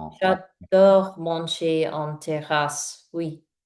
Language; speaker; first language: French; non-native, learner; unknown